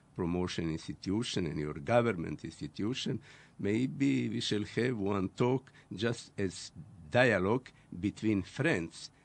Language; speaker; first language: English; non-native, fluent; Croatian